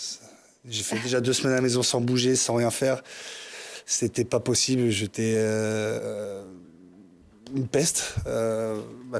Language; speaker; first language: French; native; French